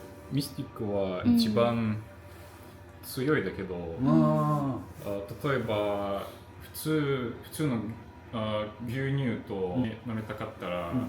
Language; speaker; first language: Japanese; non-native, learner; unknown